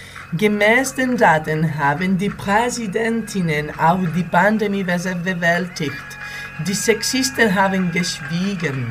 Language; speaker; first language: German; non-native, learner; Spanish